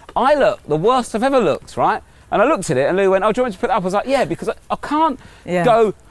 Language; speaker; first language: English; native; English